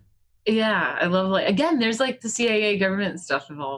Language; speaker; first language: English; native; English